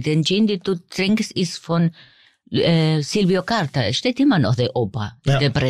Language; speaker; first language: German; non-native, fluent; Spanish